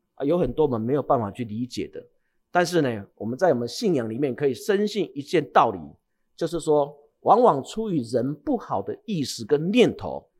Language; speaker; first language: Chinese; native; Chinese